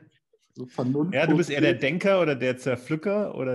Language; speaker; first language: German; native; German